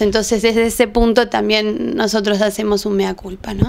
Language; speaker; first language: Spanish; native; Spanish